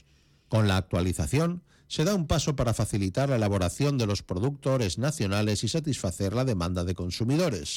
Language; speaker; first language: Spanish; native; Spanish